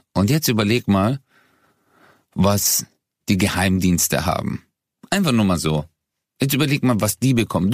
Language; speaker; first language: German; early bilingual, other home language; Turkish